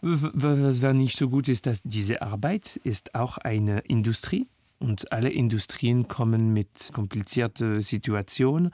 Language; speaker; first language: German; non-native, learner; French